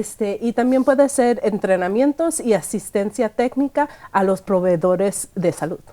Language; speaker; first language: Spanish; early bilingual, heritage; Spanish